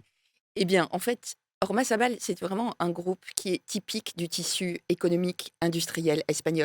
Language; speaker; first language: French; native; French